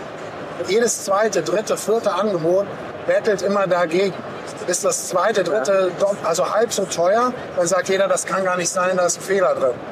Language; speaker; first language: German; native; German